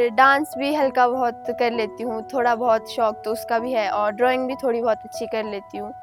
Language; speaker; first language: Hindi; early bilingual, other home language; Nepali